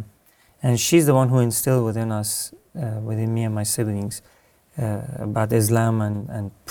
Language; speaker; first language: English; non-native, fluent; Persian